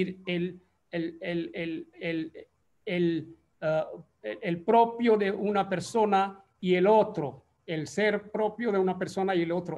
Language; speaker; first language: Spanish; non-native, fluent; Bangla